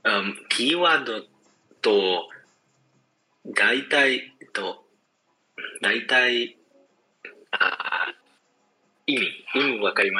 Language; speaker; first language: Japanese; non-native, learner; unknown